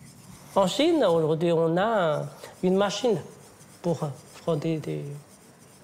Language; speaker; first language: French; non-native, fluent; Chinese